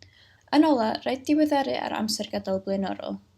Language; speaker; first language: Welsh; native; Welsh